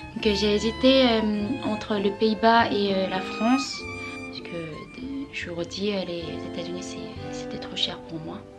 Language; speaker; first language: French; non-native, fluent; Korean